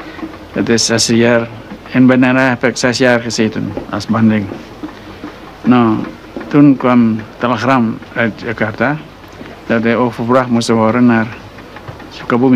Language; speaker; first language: Dutch; non-native, local second language; Indonesian